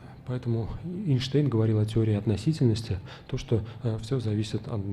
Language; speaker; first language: Russian; native; Russian